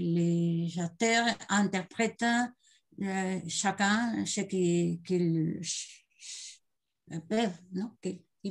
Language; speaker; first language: French; non-native, learner; Spanish